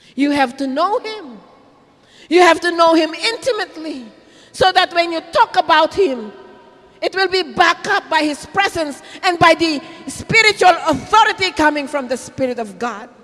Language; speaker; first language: English; non-native, local second language; Filipino